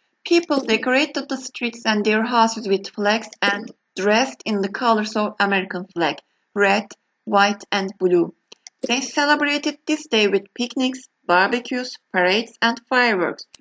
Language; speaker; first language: English; non-native, fluent; Turkish